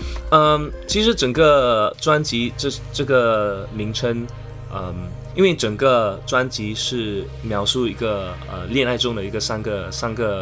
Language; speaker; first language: Chinese; non-native, local second language; English